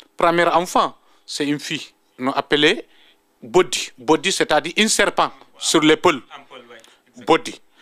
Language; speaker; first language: French; non-native, local second language; Fula